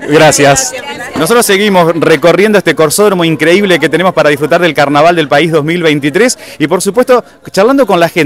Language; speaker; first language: Spanish; native; Spanish